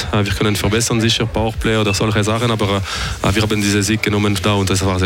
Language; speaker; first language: German; non-native, fluent; French